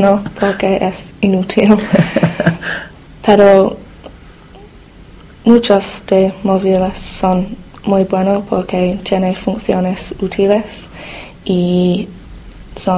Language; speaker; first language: Spanish; non-native, learner; English